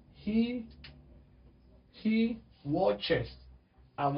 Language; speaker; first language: English; non-native, fluent; Spanish